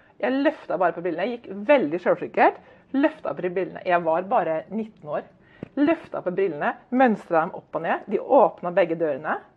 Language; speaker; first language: Norwegian; native; Norwegian